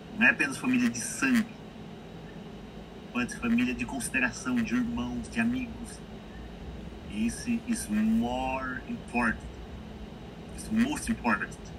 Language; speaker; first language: Portuguese; native; Portuguese